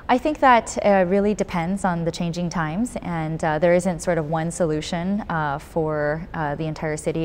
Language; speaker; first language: English; native; English